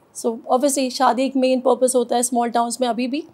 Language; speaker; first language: Hindi; native; Hindi